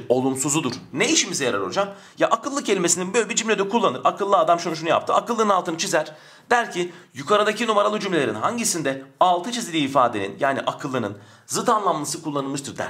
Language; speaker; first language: Turkish; native; Turkish